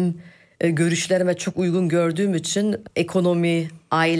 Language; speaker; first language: Turkish; early bilingual, heritage; Turkish